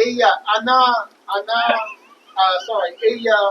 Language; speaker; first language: Spanish; non-native, learner; English